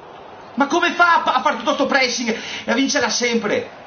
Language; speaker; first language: Italian; native; Italian